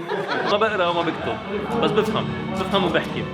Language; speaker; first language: Arabic; non-native, learner; French